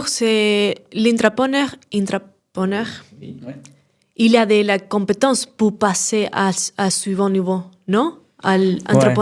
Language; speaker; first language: French; non-native, learner; Spanish